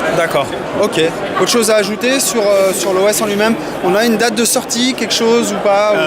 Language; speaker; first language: French; native; French